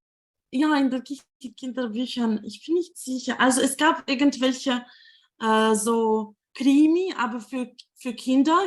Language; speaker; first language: German; non-native, fluent; Ukrainian